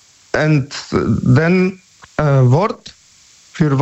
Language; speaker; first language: German; non-native, learner; Polish